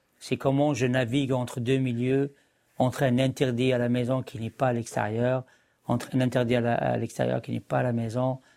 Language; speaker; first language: French; non-native, local second language; Arabic